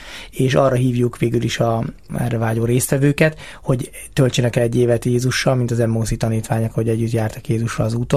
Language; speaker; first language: Hungarian; native; Hungarian